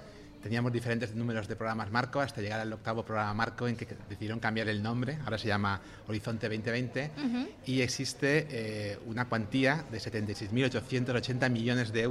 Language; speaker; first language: Spanish; native; Spanish